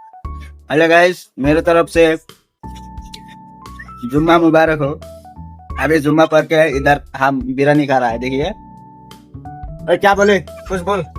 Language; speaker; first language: Hindi; non-native, local second language; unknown